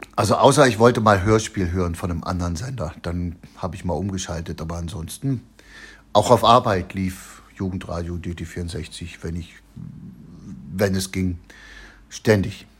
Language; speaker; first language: German; native; German